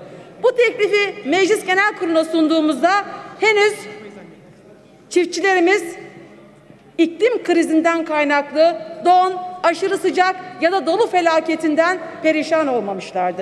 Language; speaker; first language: Turkish; native; Turkish